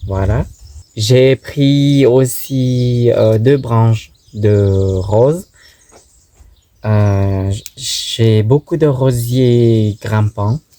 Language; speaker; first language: French; non-native, fluent; Thai